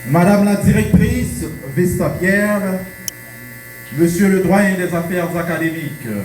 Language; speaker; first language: French; non-native, local second language; Haitian Creole